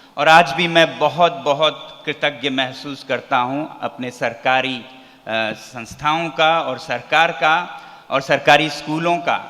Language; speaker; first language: Hindi; non-native, local second language; Ladakhi